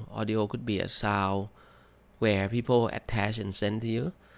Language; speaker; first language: English; non-native, fluent; Thai